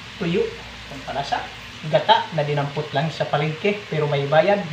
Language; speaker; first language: Filipino; non-native, local second language; Cebuano